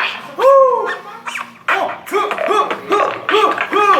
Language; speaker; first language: Filipino; non-native, local second language; Cebuano